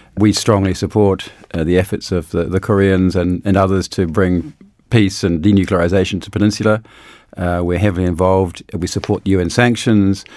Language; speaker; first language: English; native; English